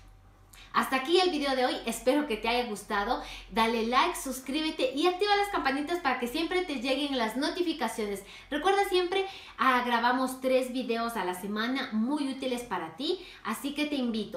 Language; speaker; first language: Spanish; native; Spanish